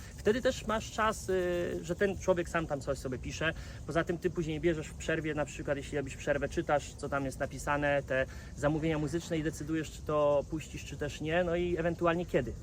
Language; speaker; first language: Polish; native; Polish